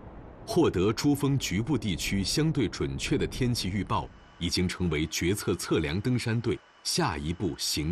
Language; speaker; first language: Chinese; native; Chinese